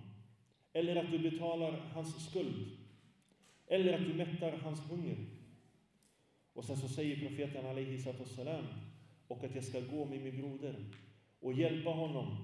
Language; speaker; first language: Swedish; early bilingual, other home language; Arabic